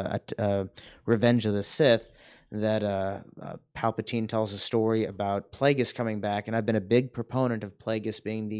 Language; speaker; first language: English; native; English